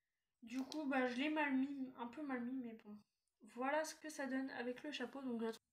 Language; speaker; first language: French; native; French